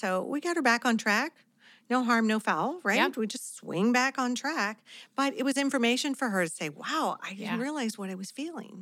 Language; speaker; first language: English; native; English